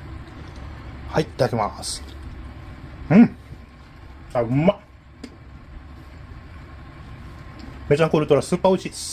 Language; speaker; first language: Japanese; native; Japanese